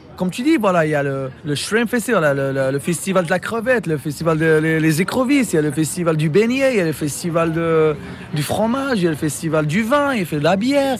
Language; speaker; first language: French; non-native, local second language; Arabic